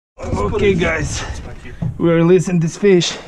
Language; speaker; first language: English; non-native, learner; Ukrainian